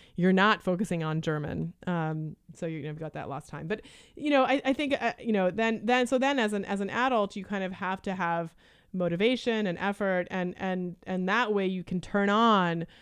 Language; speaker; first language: English; early bilingual, other home language; Lithuanian